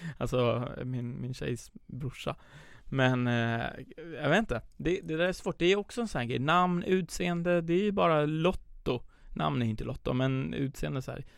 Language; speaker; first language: Swedish; early bilingual, other home language; Persian